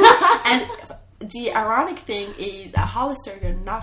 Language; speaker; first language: English; non-native, fluent; Malagasy